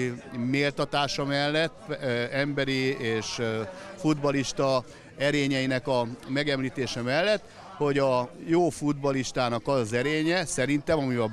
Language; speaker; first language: Hungarian; native; Hungarian